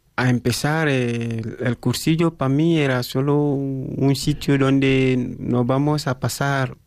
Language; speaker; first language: Spanish; non-native, fluent; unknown